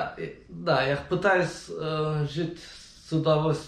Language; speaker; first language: Russian; non-native, learner; Azerbaijani